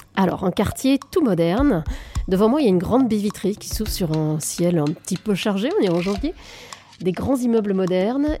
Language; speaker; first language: French; native; French